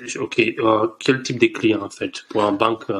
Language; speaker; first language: French; non-native, learner; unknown